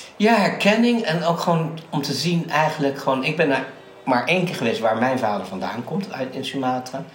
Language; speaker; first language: Dutch; native; Dutch